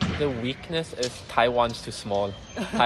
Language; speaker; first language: English; non-native, fluent; German